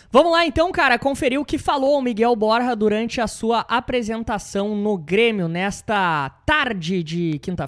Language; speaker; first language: Portuguese; native; Portuguese